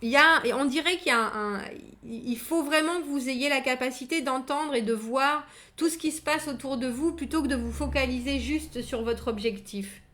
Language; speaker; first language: French; native; French